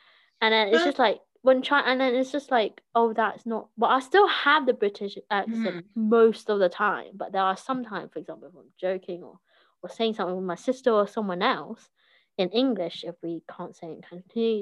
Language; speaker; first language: English; early bilingual, other home language; Cantonese